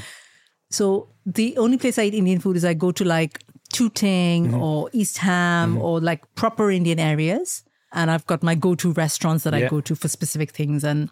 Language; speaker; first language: English; non-native, local second language; Malayalam